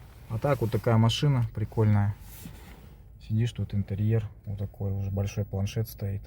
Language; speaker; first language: Russian; native; Russian